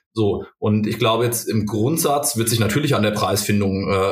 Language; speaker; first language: German; native; German